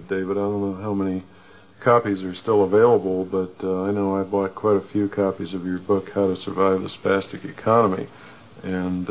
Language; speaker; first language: English; native; English